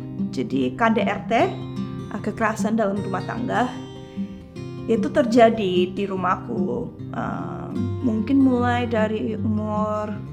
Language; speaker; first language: Indonesian; early bilingual, heritage; English